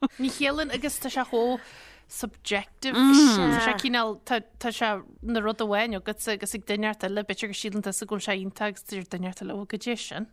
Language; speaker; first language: Irish; native; Irish